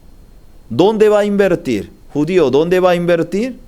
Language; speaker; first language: Spanish; non-native, learner; Korean